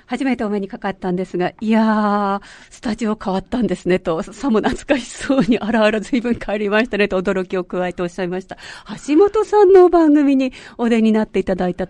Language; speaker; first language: Japanese; native; Japanese